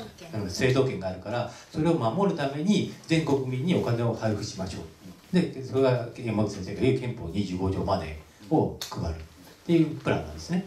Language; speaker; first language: Japanese; native; Japanese